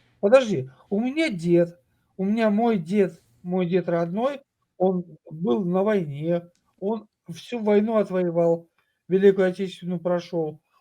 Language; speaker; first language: Russian; native; Russian